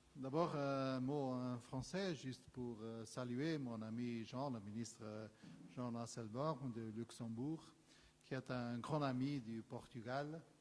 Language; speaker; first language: French; non-native, fluent; Portuguese